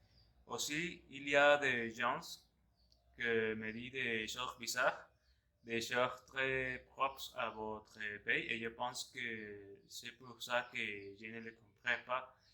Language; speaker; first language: French; non-native, learner; Spanish